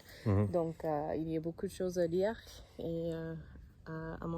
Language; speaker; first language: French; non-native, learner; English